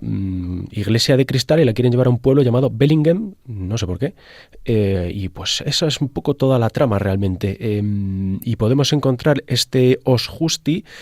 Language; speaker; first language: Spanish; native; Spanish